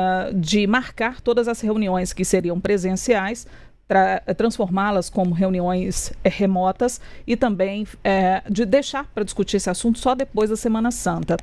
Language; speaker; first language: Portuguese; native; Portuguese